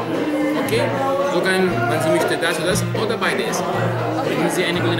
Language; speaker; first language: German; non-native, learner; Arabic